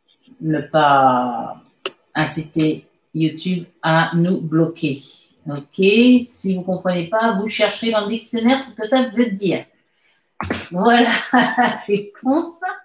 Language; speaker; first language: French; native; French